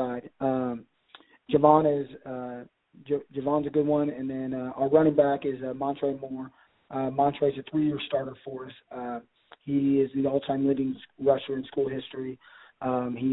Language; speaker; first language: English; native; English